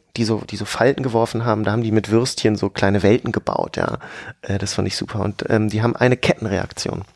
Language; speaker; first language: German; native; German